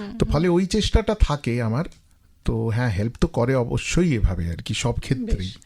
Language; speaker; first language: Bangla; native; Bangla